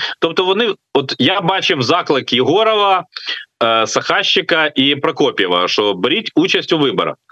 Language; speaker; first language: Ukrainian; native; Ukrainian